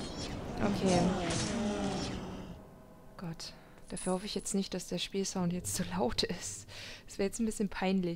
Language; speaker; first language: German; native; German